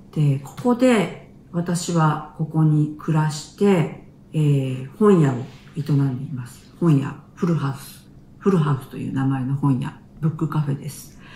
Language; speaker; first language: Japanese; native; Japanese